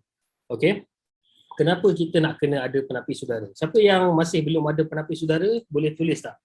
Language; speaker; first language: Malay; native; Malay